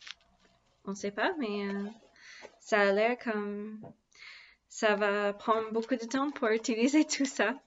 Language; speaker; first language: French; non-native, learner; English